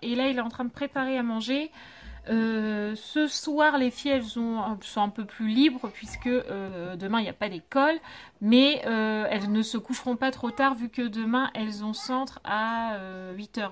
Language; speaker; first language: French; native; French